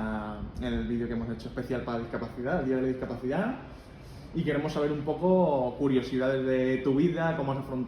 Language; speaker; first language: Spanish; native; Spanish